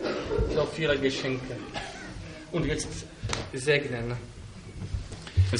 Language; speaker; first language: German; non-native, learner; Czech